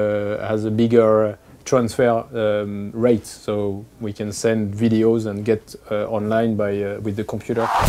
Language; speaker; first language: English; non-native, fluent; French